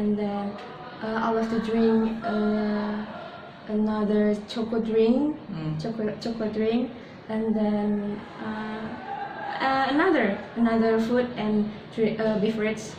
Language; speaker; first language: English; non-native, learner; Indonesian